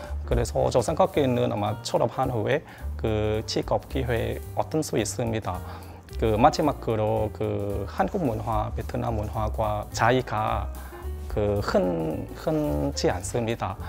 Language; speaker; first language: Korean; non-native, learner; Vietnamese